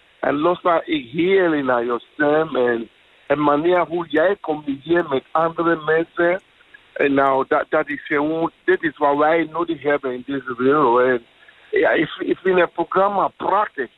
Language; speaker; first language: Dutch; non-native, fluent; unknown